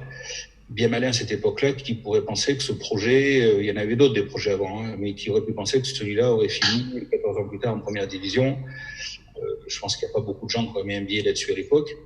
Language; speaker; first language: French; native; French